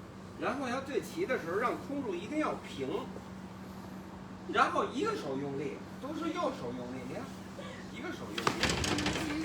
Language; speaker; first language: Chinese; native; Chinese